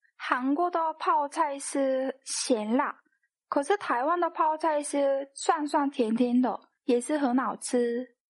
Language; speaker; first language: Chinese; non-native, fluent; Korean